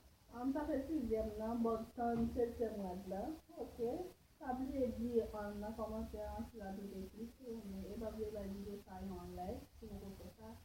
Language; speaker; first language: French; non-native, learner; Haitian Creole